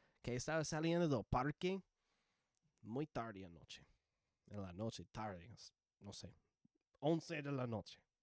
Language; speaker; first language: Spanish; non-native, learner; English